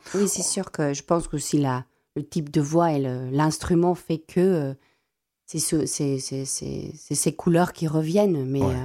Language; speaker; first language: French; non-native, fluent; Afrikaans